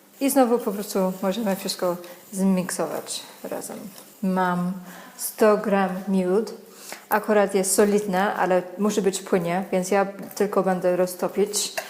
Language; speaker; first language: Polish; non-native, learner; English